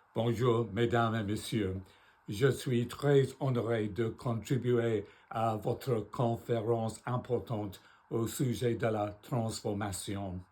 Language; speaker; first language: French; non-native, learner; English